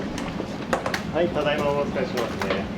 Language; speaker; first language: Japanese; native; Japanese